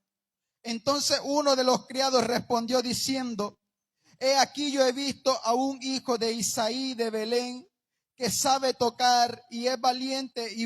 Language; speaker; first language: Spanish; native; Spanish